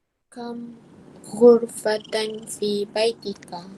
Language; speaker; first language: Arabic; non-native, learner; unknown